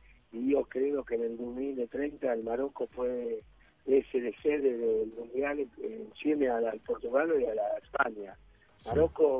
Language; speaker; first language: Italian; non-native, fluent; Spanish